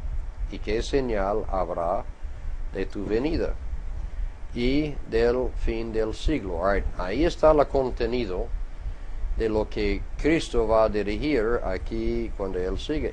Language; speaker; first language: Spanish; non-native, fluent; English